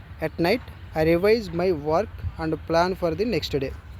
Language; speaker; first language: English; non-native, local second language; Telugu